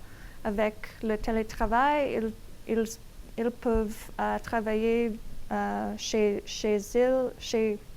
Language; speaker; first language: French; non-native, learner; English